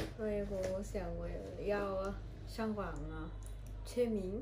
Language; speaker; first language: Chinese; non-native, learner; Vietnamese